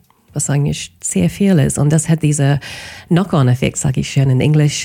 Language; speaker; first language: German; non-native, fluent; English